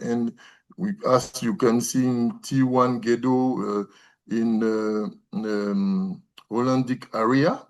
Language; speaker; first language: English; non-native, learner; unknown